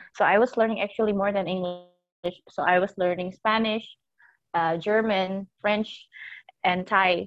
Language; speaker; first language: English; non-native, fluent; Indonesian